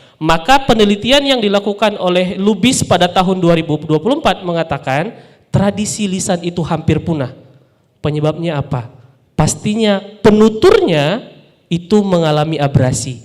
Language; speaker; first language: Indonesian; non-native, local second language; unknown